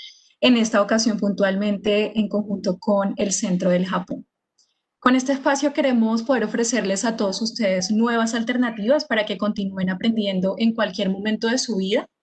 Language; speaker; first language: Spanish; native; Spanish